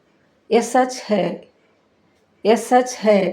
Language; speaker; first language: Hindi; non-native, local second language; Telugu